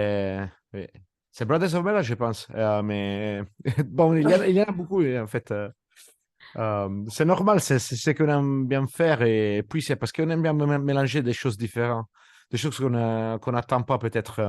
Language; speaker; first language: French; non-native, fluent; Italian